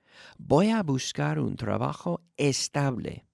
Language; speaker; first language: Spanish; non-native, fluent; English